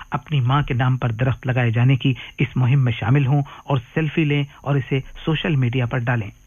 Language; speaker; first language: Urdu; native; Urdu